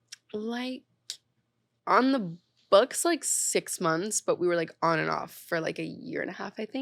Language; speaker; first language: English; native; English